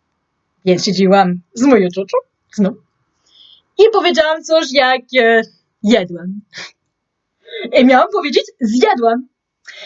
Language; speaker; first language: Polish; non-native, learner; French